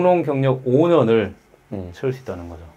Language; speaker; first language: Korean; native; Korean